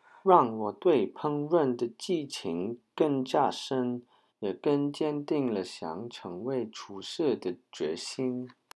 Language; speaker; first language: Chinese; non-native, learner; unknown